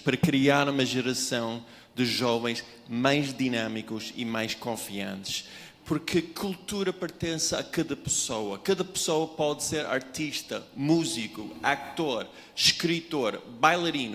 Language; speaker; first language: Portuguese; non-native, fluent; English